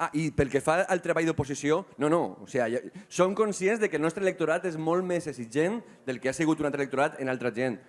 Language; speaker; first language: Catalan; native; Catalan